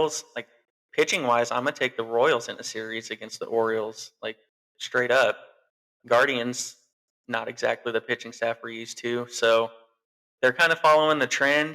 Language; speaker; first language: English; native; English